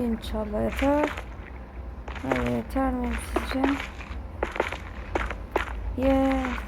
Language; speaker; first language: Turkish; early bilingual, other home language; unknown